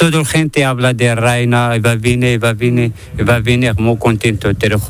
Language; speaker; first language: Spanish; non-native, learner; Arabic